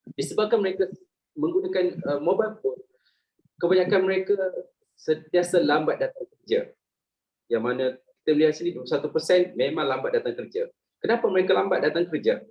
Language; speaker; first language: Malay; native; Malay